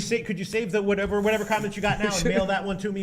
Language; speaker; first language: English; native; English